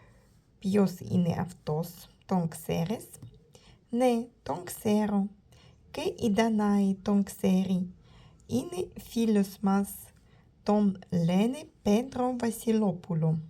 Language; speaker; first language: Greek; non-native, learner; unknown